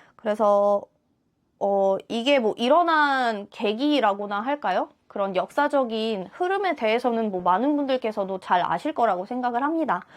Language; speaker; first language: Korean; non-native, fluent; Russian